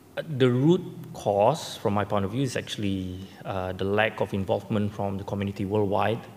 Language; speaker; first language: English; non-native, local second language; Malay